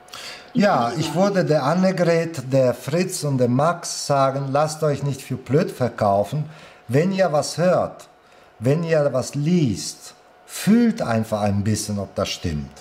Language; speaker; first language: German; non-native, fluent; Italian